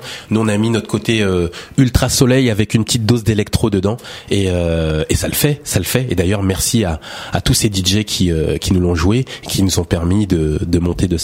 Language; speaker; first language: French; native; French